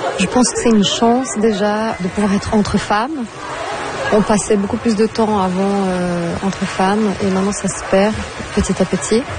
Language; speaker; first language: French; non-native, fluent; Portuguese